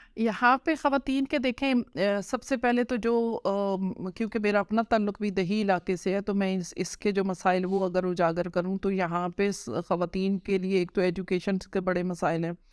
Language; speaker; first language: Urdu; non-native, local second language; Punjabi